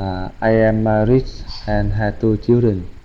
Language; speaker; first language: English; non-native, learner; Vietnamese